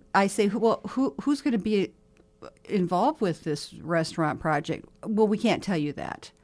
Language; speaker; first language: English; native; English